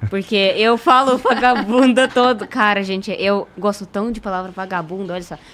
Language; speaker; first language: Portuguese; non-native, fluent; Russian